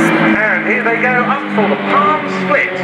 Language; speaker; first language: English; native; English